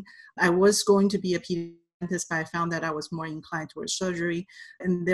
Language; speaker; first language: English; non-native, fluent; Chinese